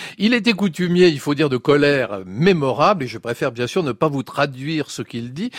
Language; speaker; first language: French; native; French